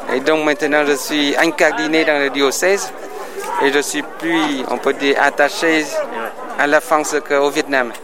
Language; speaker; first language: French; non-native, fluent; Vietnamese